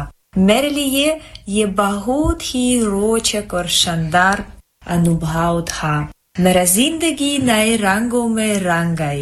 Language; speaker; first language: Hindi; non-native, fluent; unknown